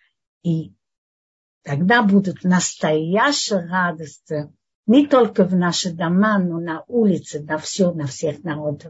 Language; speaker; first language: Russian; non-native, fluent; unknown